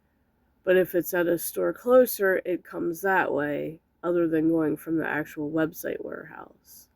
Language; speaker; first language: English; native; English